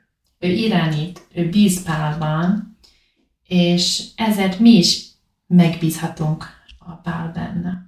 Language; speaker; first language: Hungarian; non-native, learner; English